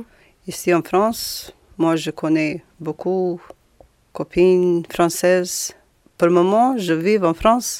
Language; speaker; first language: French; non-native, learner; Albanian